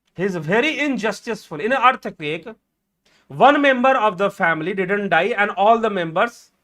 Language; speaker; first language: English; non-native, local second language; Hindi